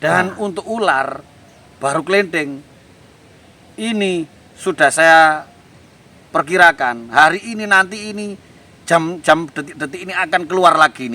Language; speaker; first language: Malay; non-native, local second language; Javanese